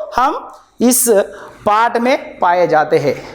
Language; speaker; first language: Hindi; non-native, local second language; Telugu